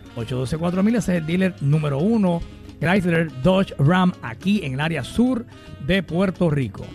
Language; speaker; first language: Spanish; native; Spanish